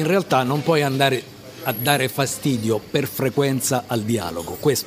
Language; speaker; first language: Italian; native; Italian